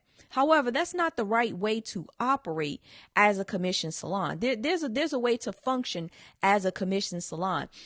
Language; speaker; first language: English; native; English